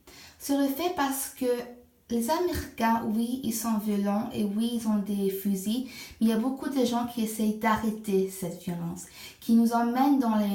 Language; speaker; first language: French; non-native, fluent; English